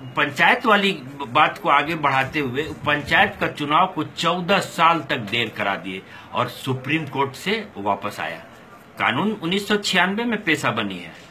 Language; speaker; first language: Hindi; non-native, local second language; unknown